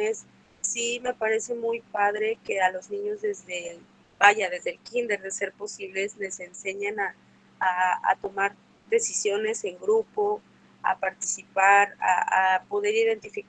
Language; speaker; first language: Spanish; native; Spanish